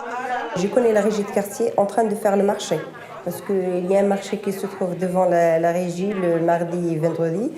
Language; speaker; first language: French; non-native, fluent; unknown